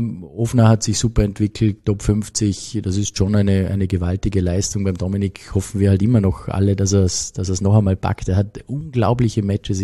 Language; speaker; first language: German; native; German